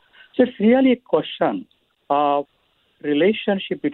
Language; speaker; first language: English; non-native, local second language; Marathi